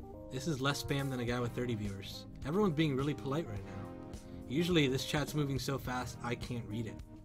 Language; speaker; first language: English; native; English